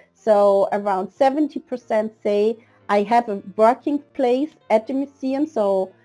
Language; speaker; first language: English; non-native, fluent; German